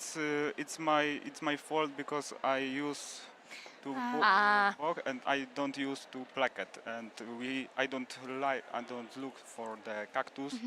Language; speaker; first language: English; non-native, learner; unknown